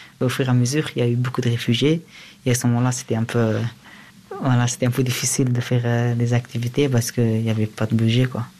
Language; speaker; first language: French; early bilingual, other home language; Persian